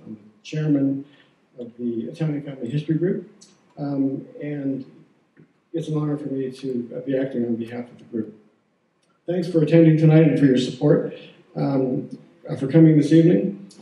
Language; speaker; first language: English; native; English